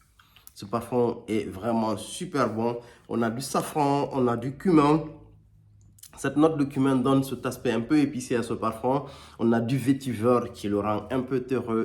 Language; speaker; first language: French; native; French